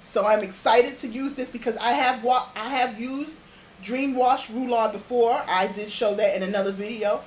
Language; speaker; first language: English; native; English